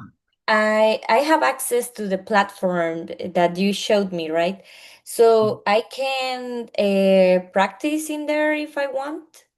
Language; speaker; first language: English; non-native, learner; Spanish